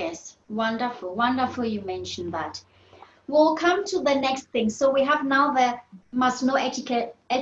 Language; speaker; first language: English; non-native, fluent; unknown